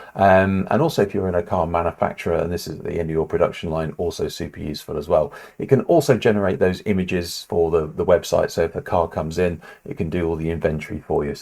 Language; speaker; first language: English; native; English